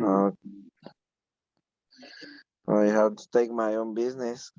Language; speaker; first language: English; non-native, learner; Spanish